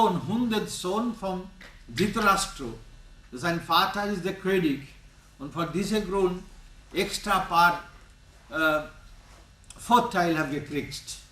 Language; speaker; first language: German; non-native, learner; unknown